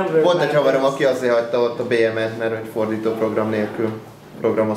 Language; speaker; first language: Hungarian; native; Hungarian